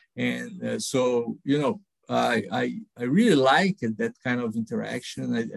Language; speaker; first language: English; non-native, fluent; Portuguese